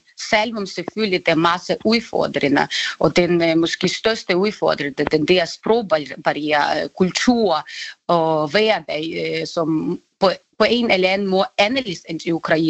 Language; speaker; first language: Danish; non-native, fluent; Ukrainian